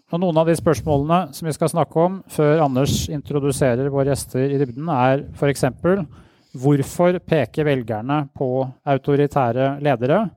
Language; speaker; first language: Norwegian; native; Norwegian